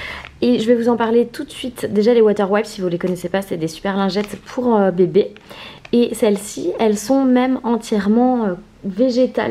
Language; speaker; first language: French; native; French